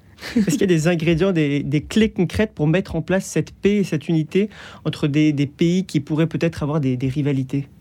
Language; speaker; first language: French; native; French